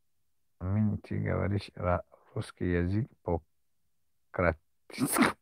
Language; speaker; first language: Russian; non-native, learner; Tajik